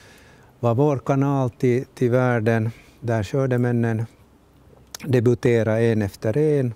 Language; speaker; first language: Swedish; native; Swedish